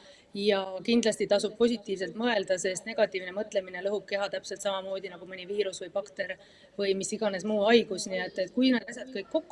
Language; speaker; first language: Estonian; native; Estonian